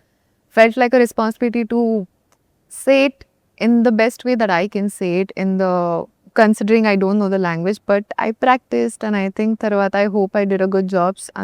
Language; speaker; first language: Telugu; non-native, local second language; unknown